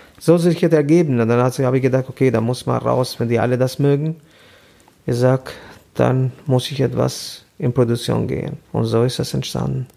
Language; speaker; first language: German; non-native, fluent; Albanian